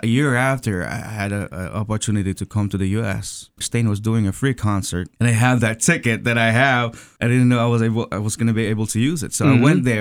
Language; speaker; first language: English; non-native, local second language; Filipino